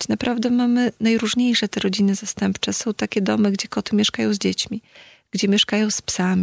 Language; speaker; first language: Polish; native; Polish